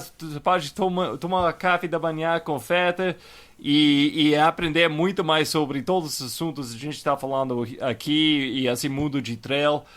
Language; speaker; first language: Portuguese; non-native, fluent; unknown